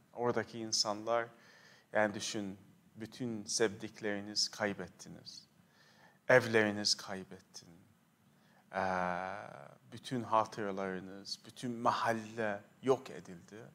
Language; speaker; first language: Turkish; non-native, fluent; Arabic